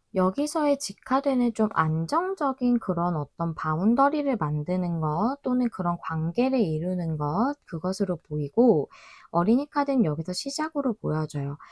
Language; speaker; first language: Korean; native; Korean